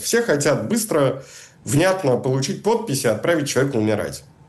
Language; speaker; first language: Russian; native; Russian